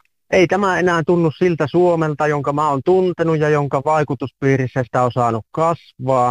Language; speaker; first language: Finnish; native; Finnish